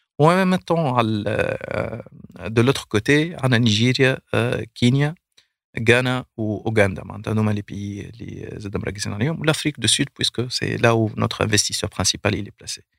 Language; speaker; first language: French; non-native, local second language; Arabic